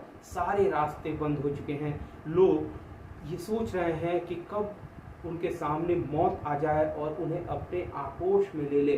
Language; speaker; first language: Hindi; native; Hindi